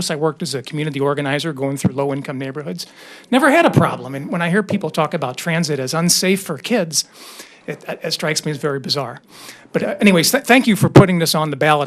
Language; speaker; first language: English; native; English